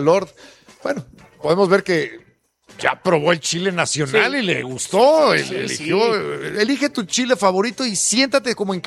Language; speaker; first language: Spanish; native; Spanish